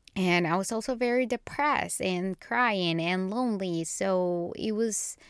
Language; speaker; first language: English; non-native, fluent; Spanish